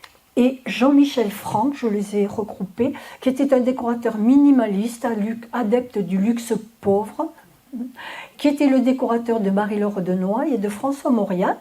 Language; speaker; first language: French; native; French